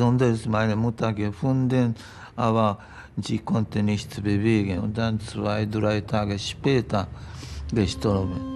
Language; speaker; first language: German; non-native, learner; Japanese